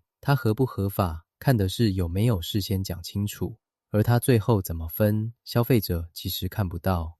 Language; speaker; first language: Chinese; native; Chinese